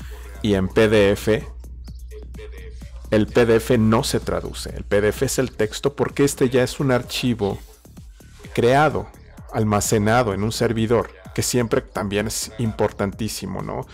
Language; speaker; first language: Spanish; native; Spanish